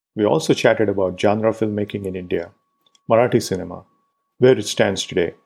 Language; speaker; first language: English; non-native, local second language; Marathi